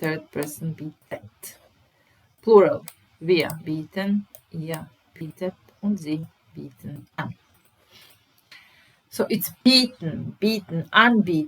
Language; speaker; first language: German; non-native, fluent; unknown